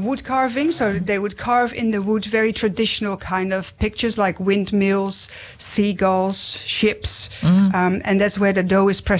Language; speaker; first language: English; non-native, fluent; Dutch